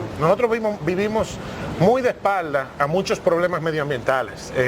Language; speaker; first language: Spanish; native; Spanish